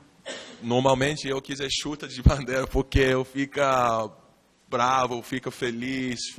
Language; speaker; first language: Portuguese; non-native, learner; English